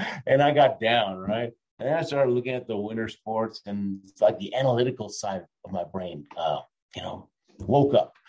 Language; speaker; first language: English; early bilingual, other home language; Spanish